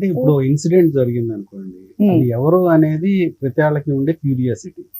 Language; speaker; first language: Telugu; native; Telugu